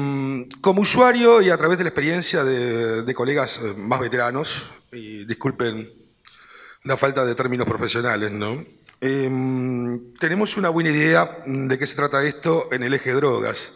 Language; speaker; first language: Spanish; native; Spanish